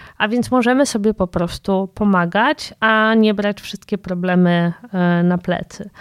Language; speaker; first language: Polish; native; Polish